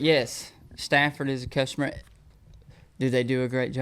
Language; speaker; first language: English; native; English